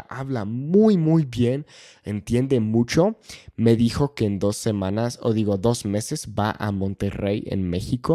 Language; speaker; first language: Spanish; non-native, fluent; English